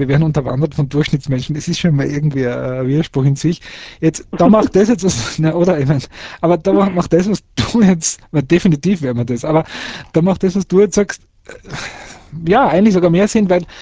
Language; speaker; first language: German; early bilingual, other home language; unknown